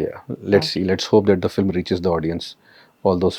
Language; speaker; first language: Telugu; non-native, fluent; Hindi